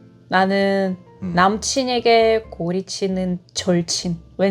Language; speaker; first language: Korean; non-native, fluent; Russian